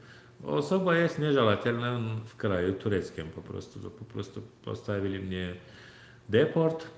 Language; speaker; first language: Polish; non-native, learner; Turkmen